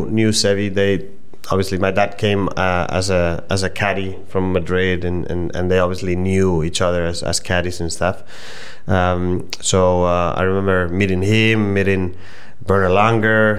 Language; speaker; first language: English; non-native, fluent; Spanish